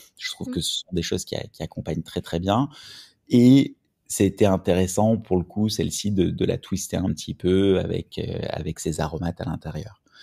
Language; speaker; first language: French; native; French